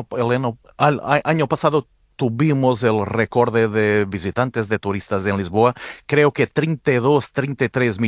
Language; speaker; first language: Spanish; non-native, fluent; Portuguese